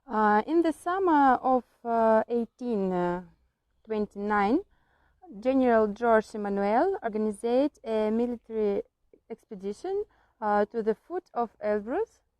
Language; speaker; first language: English; non-native, learner; Russian